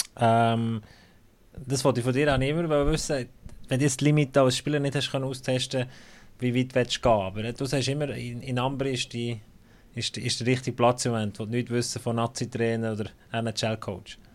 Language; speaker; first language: German; native; German